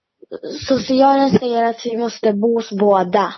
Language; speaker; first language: Swedish; early bilingual, other home language; Amharic